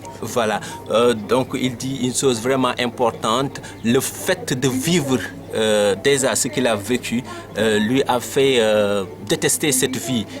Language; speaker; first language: French; non-native, local second language; Wolof